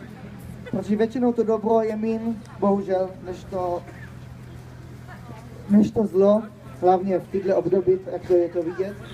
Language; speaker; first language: Czech; early bilingual, heritage; Czech